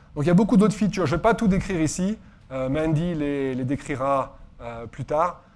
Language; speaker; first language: French; native; French